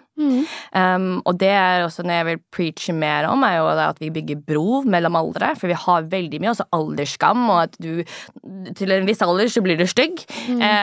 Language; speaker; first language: Norwegian; early bilingual, other home language; English